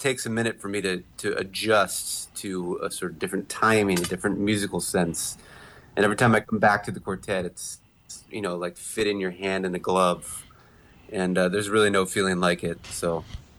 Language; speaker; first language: English; native; English